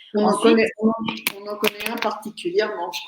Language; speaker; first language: French; native; French